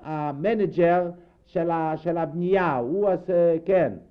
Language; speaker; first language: Hebrew; non-native, fluent; Yiddish